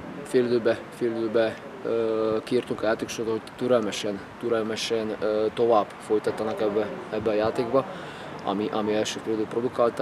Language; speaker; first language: Hungarian; non-native, fluent; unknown